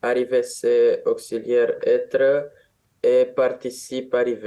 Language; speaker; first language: French; non-native, learner; Romanian